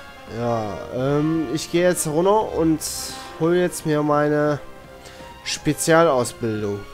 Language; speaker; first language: German; native; German